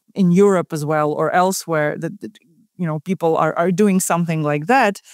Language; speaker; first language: English; non-native, fluent; Ukrainian